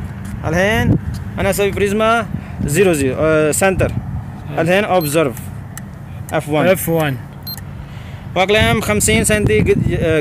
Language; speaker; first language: Arabic; non-native, learner; Punjabi